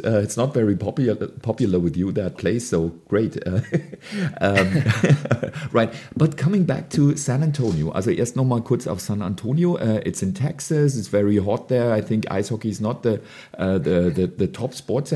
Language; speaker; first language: English; non-native, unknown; German